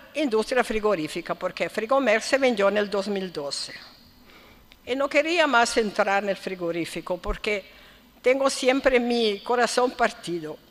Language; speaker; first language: Spanish; non-native, fluent; Italian